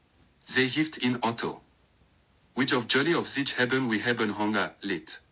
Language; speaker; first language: Dutch; non-native, learner; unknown